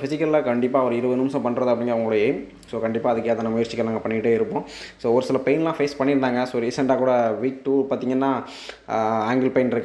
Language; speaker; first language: Tamil; native; Tamil